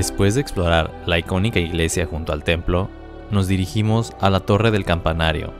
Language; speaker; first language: Spanish; native; Spanish